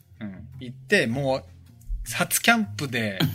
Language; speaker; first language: Japanese; native; Japanese